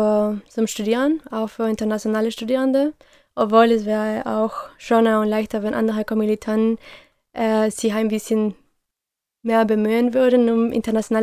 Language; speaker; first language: German; non-native, fluent; Spanish